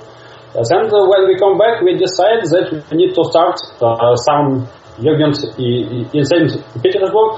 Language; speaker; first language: English; non-native, learner; Russian